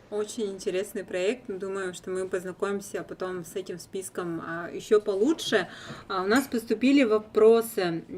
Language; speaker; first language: Russian; native; Russian